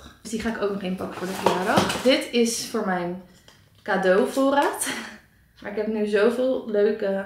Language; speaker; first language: Dutch; native; Dutch